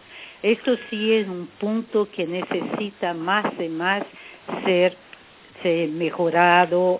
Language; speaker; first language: Spanish; non-native, fluent; Portuguese